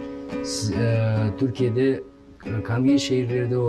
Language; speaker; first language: Turkish; non-native, fluent; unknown